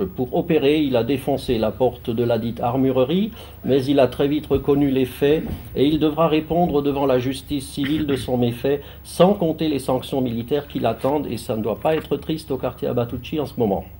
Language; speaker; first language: French; native; French